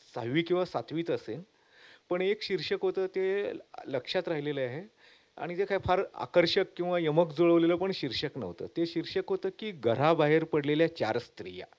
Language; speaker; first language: Marathi; non-native, local second language; Kannada